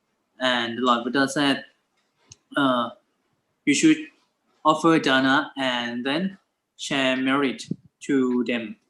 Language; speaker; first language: English; non-native, learner; Thai